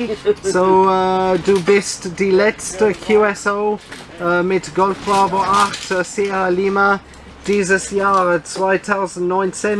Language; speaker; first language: German; non-native, learner; English